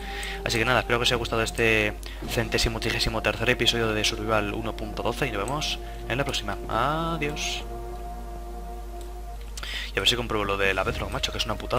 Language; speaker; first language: Spanish; native; Spanish